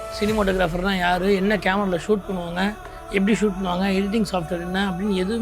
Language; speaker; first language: Tamil; native; Tamil